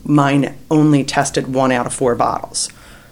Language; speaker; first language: English; native; English